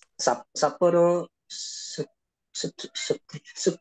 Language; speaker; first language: Japanese; non-native, learner; Indonesian